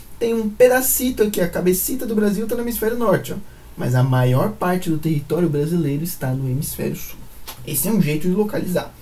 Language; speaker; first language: Portuguese; native; Portuguese